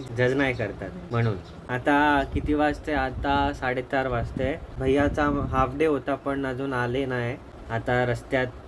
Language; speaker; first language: Marathi; non-native, local second language; Hindi